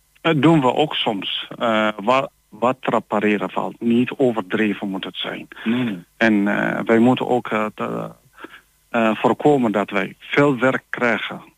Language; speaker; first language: Dutch; non-native, learner; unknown